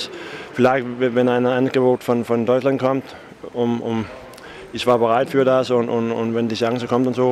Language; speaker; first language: German; non-native, learner; Danish